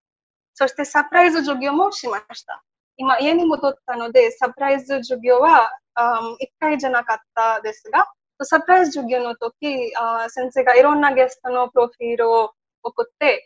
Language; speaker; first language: Japanese; non-native, learner; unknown